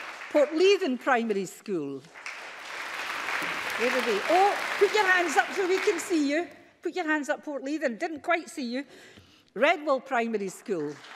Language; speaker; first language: English; native; English